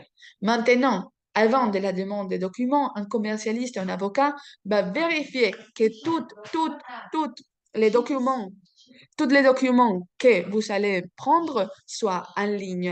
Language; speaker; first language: French; non-native, fluent; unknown